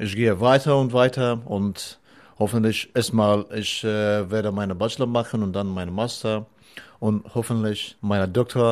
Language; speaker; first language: German; non-native, learner; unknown